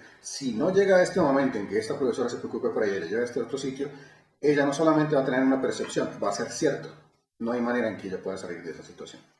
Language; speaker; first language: Spanish; native; Spanish